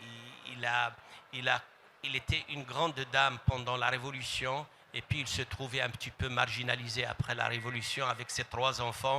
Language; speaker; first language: French; non-native, local second language; Arabic